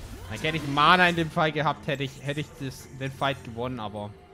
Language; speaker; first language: German; native; German